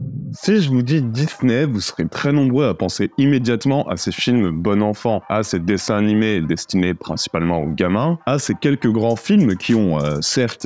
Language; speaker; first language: French; native; French